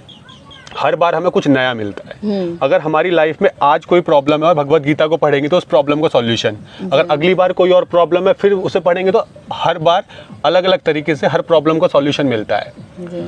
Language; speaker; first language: Hindi; native; Hindi